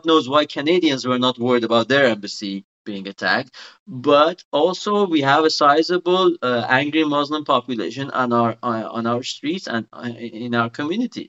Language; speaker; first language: English; non-native, fluent; Persian